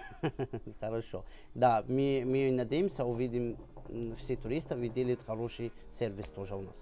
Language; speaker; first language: Russian; non-native, learner; Arabic